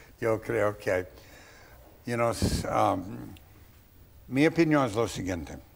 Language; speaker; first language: Spanish; non-native, fluent; English